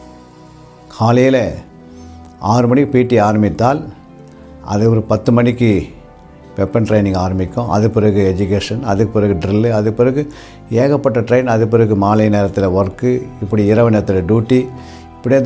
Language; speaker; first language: Tamil; native; Tamil